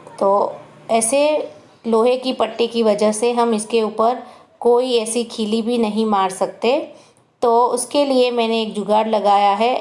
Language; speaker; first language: Hindi; non-native, local second language; Gujarati